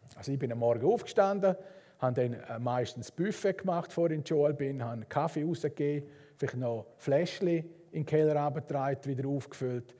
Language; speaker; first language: German; native; German